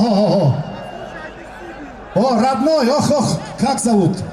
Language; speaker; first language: Russian; non-native, learner; Tajik